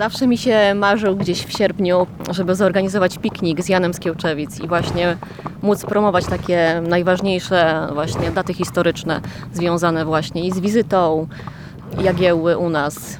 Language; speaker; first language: Polish; native; Polish